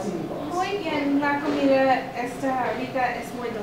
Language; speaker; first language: Spanish; non-native, learner; English